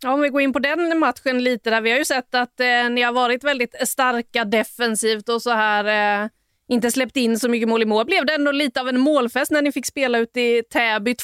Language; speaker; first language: Swedish; native; Swedish